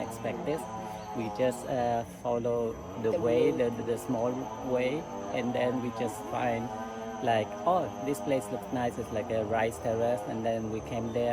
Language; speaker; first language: English; non-native, learner; Vietnamese